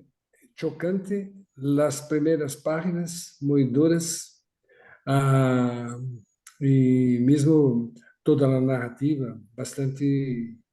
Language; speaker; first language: Spanish; non-native, fluent; Portuguese